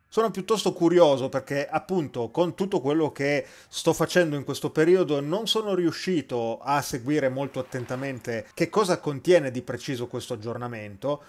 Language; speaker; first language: Italian; native; Italian